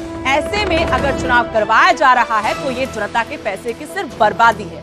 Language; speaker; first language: Hindi; native; Hindi